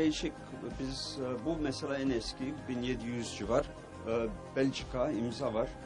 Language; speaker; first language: Turkish; early bilingual, heritage; Turkish